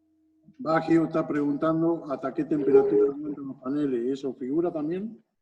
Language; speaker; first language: Spanish; native; Spanish